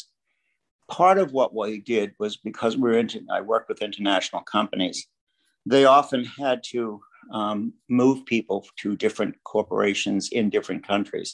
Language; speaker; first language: English; native; English